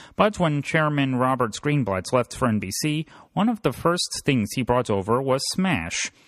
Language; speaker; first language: English; native; English